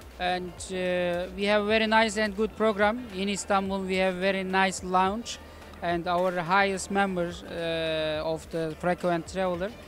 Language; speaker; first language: English; non-native, fluent; Turkish